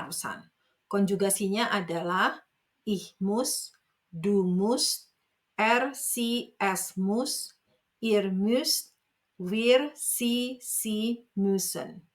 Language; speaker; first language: German; non-native, fluent; Indonesian